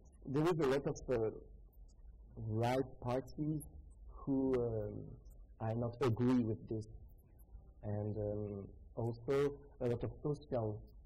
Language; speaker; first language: English; non-native, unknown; French